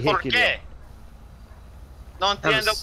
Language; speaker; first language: Spanish; non-native, learner; English